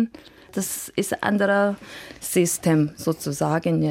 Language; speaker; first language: German; non-native, fluent; Korean